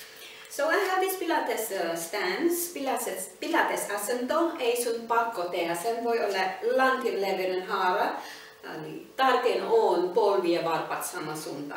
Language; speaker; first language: Finnish; non-native, learner; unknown